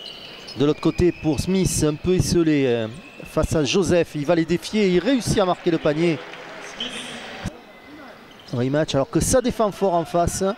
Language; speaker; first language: French; native; French